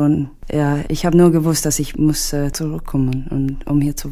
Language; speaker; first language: German; non-native, learner; English